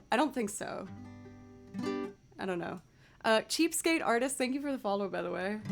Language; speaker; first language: English; native; English